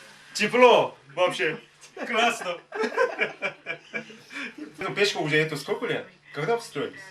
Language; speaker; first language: Russian; non-native, fluent; Korean